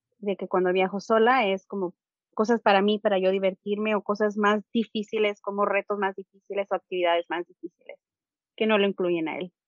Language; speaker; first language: Spanish; early bilingual, heritage; Spanish